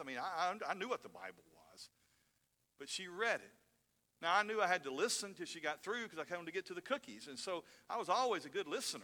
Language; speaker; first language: English; native; English